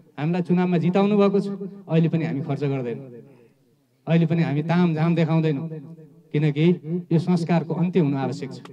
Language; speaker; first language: Nepali; native; Nepali